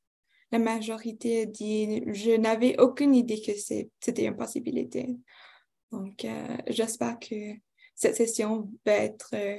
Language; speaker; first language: French; non-native, local second language; English